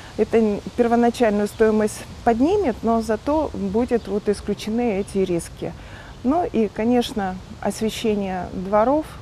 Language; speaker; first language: Russian; native; Russian